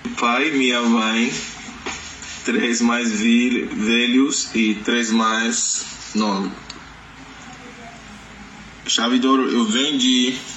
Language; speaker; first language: Portuguese; non-native, learner; Yoruba